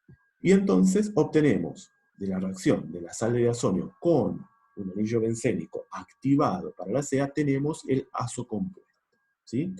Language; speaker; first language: Spanish; native; Spanish